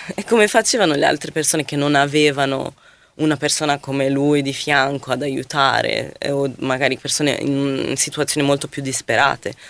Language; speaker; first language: Italian; non-native, fluent; Arabic